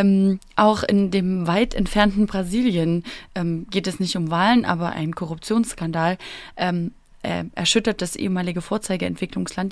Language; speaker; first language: German; native; German